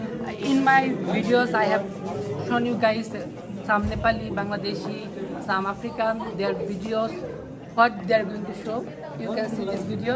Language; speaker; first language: English; non-native, learner; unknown